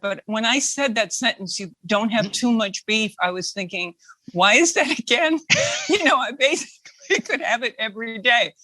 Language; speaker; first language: English; native; English